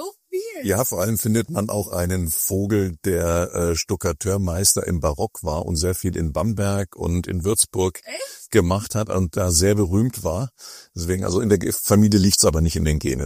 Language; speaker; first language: German; native; German